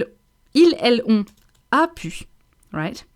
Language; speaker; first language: French; non-native, fluent; English